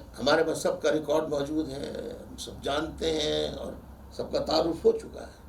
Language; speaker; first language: Urdu; native; Urdu